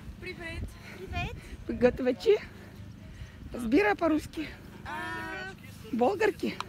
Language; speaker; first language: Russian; native; Russian